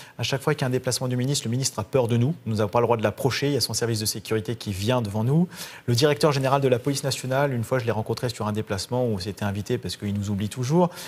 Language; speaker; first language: French; native; French